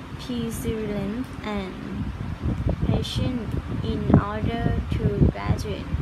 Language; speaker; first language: English; non-native, learner; Thai